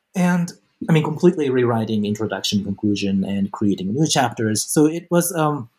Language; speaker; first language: English; non-native, fluent; Japanese